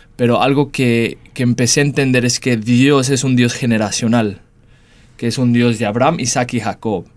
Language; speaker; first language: Spanish; early bilingual, heritage; Spanish